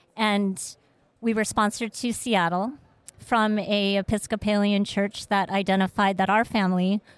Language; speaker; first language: English; early bilingual, other home language; Vietnamese